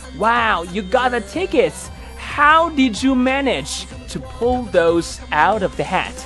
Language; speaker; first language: English; non-native, fluent; Chinese